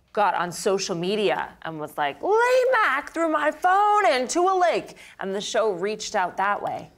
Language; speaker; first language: English; native; English